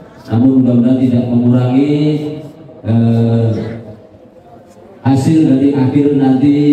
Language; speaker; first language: Indonesian; native; Indonesian